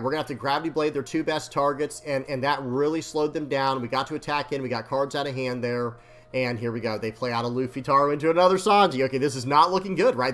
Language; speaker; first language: English; native; English